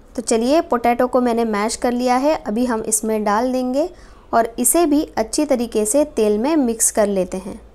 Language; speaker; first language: Hindi; non-native, local second language; Marathi